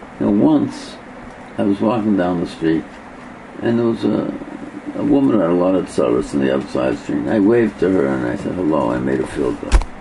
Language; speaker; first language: English; native; English